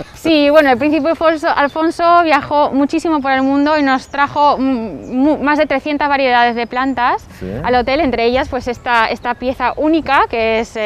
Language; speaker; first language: Spanish; non-native, fluent; French